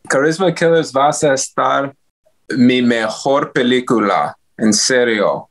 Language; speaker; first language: Spanish; non-native, learner; English